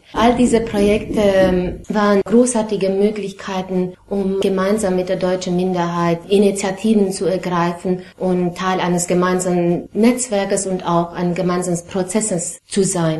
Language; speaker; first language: German; non-native, fluent; Romanian